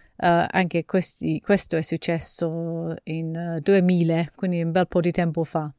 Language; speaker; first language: Italian; non-native, fluent; English